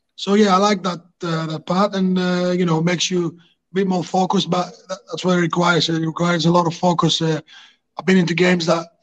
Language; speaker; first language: English; non-native, fluent; Greek